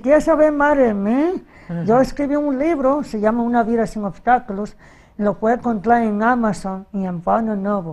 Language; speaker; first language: Spanish; early bilingual, heritage; Spanish